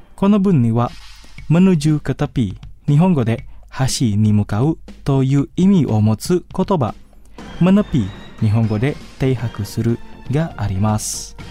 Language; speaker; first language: Japanese; non-native, fluent; Indonesian